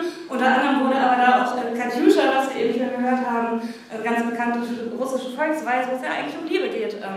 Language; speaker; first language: German; native; German